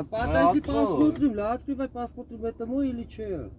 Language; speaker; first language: Russian; non-native, learner; Armenian